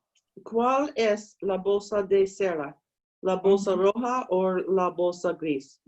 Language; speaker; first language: Spanish; non-native, learner; English